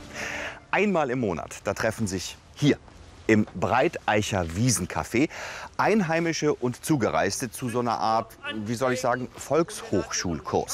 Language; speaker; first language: German; native; German